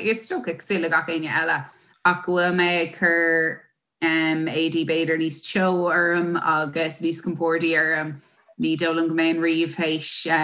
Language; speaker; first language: Irish; non-native, local second language; English